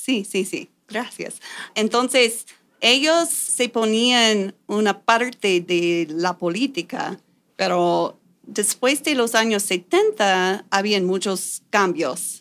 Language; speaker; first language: Spanish; non-native, fluent; English